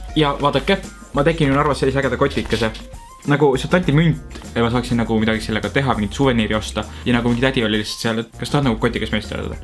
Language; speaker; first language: Estonian; early bilingual, heritage; Estonian